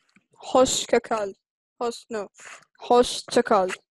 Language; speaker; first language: Turkish; non-native, learner; Arabic